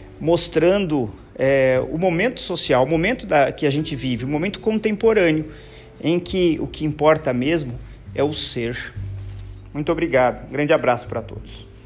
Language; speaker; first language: Portuguese; native; Portuguese